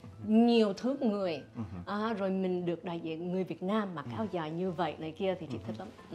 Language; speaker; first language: Vietnamese; early bilingual, heritage; Vietnamese